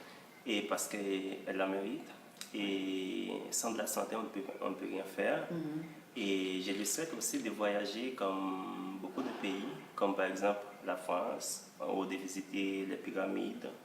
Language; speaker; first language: French; non-native, local second language; Haitian Creole